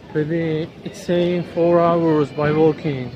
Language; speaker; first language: English; non-native, fluent; Turkish